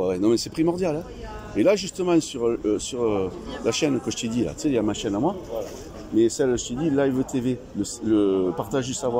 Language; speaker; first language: French; native; French